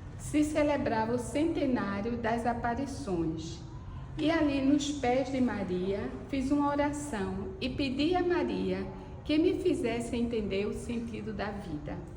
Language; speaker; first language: Portuguese; native; Portuguese